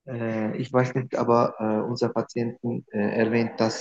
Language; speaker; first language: German; non-native, learner; Turkish